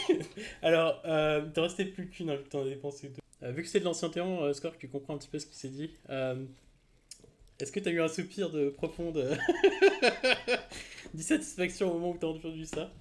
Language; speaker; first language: French; native; French